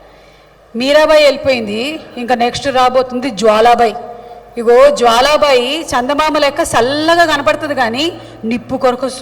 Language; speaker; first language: Telugu; native; Telugu